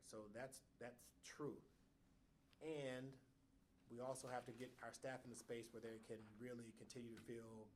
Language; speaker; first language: English; native; English